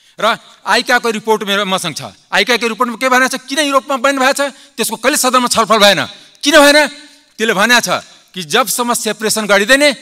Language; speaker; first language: Nepali; non-native, local second language; Maithili